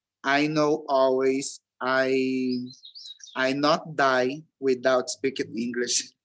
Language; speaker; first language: English; non-native, learner; Portuguese